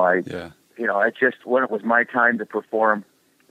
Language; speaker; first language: English; native; English